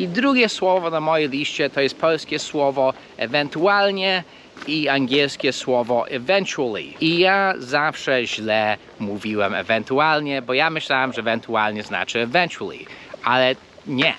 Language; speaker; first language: Polish; non-native, fluent; English